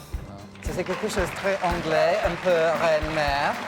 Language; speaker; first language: French; non-native, fluent; English